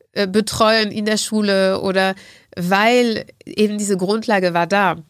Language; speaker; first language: German; non-native, fluent; French